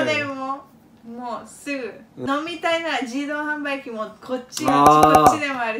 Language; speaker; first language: Japanese; non-native, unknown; Spanish